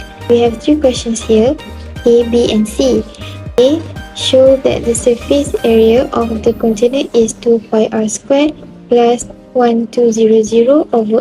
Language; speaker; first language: English; non-native, local second language; Malay